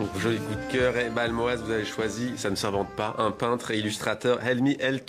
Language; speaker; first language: French; native; French